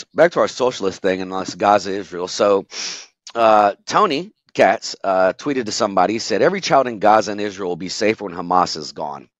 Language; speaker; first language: English; native; English